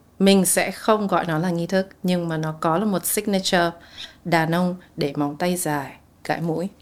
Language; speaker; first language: Vietnamese; native; Vietnamese